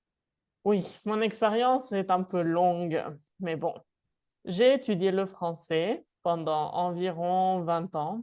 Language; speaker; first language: French; non-native, fluent; Spanish